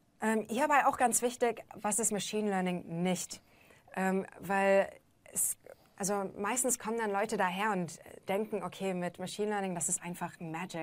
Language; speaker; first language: German; native; German